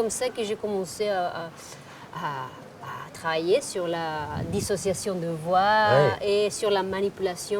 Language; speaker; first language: French; non-native, fluent; Spanish